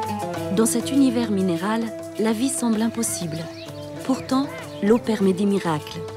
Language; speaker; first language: French; native; French